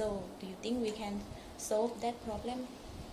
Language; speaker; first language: English; non-native, local second language; Thai